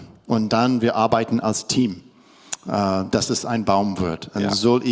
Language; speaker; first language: German; non-native, fluent; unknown